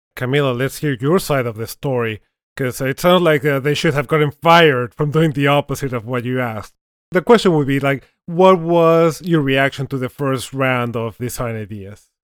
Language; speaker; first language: English; non-native, fluent; Spanish